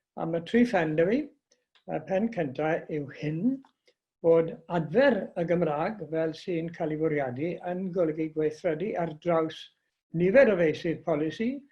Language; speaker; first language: Welsh; native; Welsh